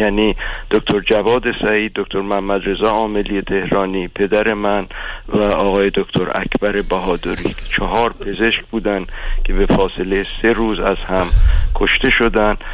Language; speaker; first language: Persian; native; Persian